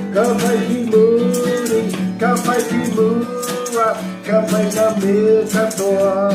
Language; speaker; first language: Māori; non-native, local second language; English